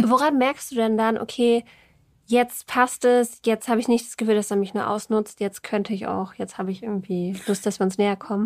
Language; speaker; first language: German; native; German